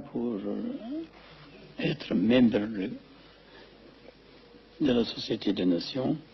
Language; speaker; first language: French; non-native, fluent; Amharic